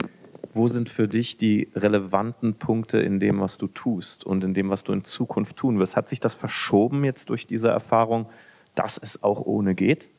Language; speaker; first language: German; native; German